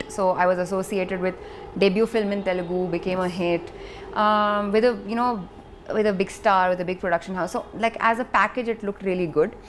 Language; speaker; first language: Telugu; non-native, fluent; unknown